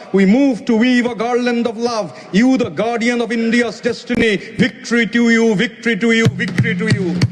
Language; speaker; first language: English; non-native, local second language; Bangla